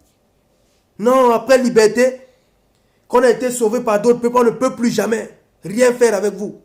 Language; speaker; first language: French; non-native, local second language; Basaa